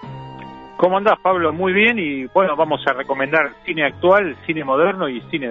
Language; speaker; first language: Spanish; native; Spanish